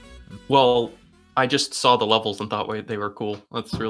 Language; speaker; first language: English; native; English